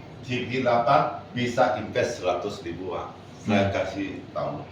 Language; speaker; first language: Indonesian; non-native, learner; Chinese